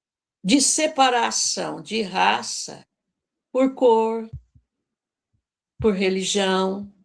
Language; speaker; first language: Portuguese; native; Portuguese